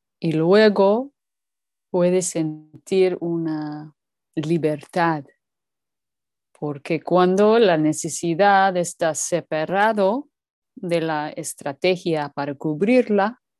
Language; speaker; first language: Spanish; non-native, learner; English